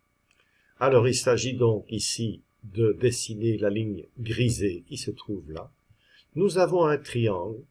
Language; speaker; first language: French; native; French